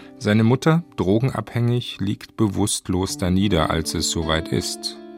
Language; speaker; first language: German; native; German